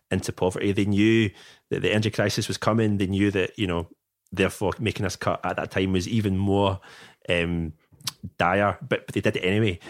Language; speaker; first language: English; native; English